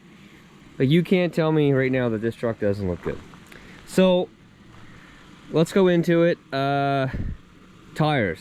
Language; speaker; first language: English; native; English